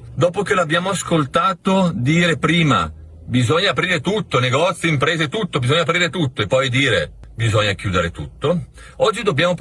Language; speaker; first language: Italian; native; Italian